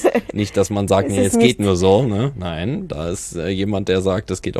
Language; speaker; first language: German; native; German